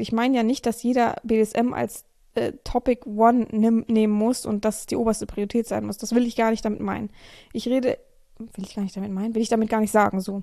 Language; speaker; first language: German; native; German